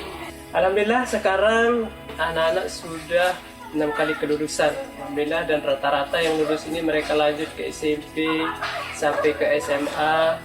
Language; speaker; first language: Indonesian; non-native, local second language; Sasak